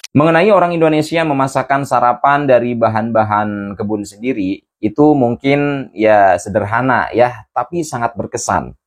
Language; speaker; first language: Indonesian; native; Indonesian